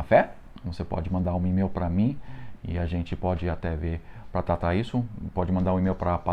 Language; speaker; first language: Portuguese; non-native, fluent; English